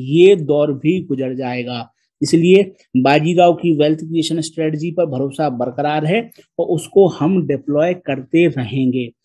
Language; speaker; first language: Hindi; native; Hindi